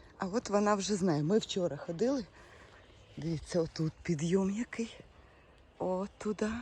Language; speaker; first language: Ukrainian; native; Ukrainian